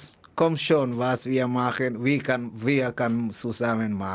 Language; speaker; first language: German; non-native, learner; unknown